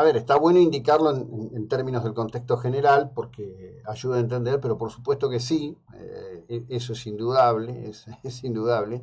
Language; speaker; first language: Spanish; native; Spanish